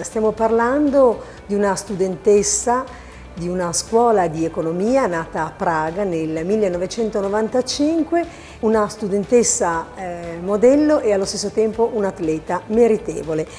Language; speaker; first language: Italian; native; Italian